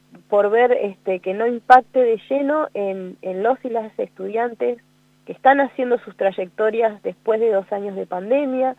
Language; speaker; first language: Spanish; native; Spanish